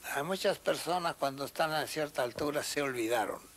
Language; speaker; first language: Spanish; native; Spanish